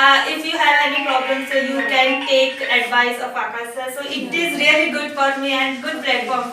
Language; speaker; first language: English; non-native, learner; Hindi